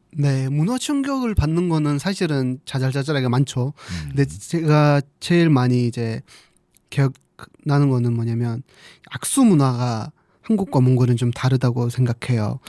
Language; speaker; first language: Korean; non-native, fluent; Mongolian